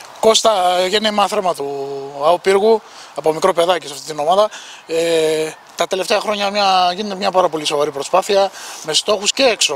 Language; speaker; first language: Greek; native; Greek